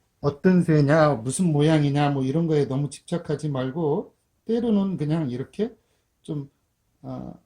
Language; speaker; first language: Korean; native; Korean